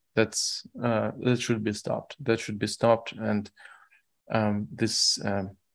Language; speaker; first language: English; non-native, fluent; Russian